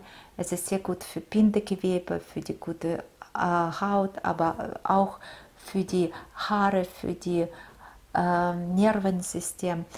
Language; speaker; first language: German; non-native, fluent; Russian